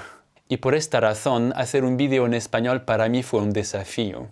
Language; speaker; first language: Spanish; non-native, fluent; French